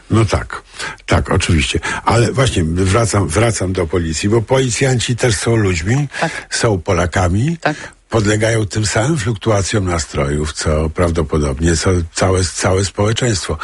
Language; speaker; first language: Polish; native; Polish